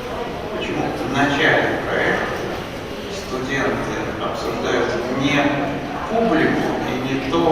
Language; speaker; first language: Russian; native; Russian